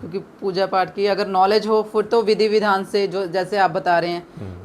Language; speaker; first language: Hindi; non-native, local second language; Punjabi